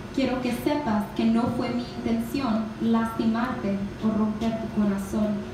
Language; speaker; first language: Spanish; early bilingual, other home language; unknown